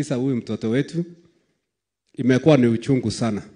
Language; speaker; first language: Swahili; native; Swahili